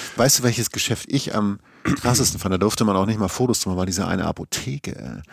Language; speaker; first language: German; native; German